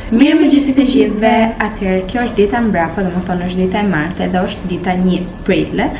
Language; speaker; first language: Albanian; early bilingual, heritage; Albanian